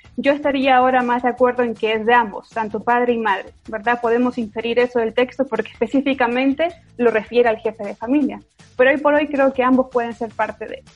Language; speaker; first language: Spanish; native; Spanish